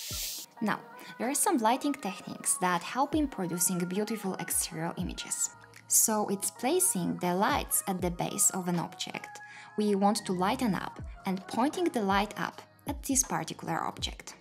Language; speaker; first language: English; non-native, fluent; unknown